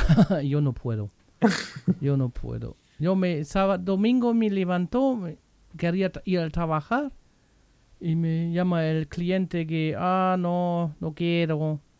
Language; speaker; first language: Spanish; non-native, fluent; German